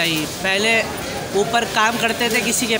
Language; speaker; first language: Hindi; native; Hindi